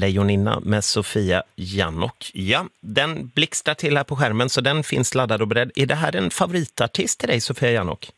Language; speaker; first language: Swedish; native; Swedish